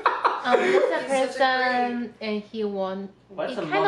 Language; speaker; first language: English; non-native, fluent; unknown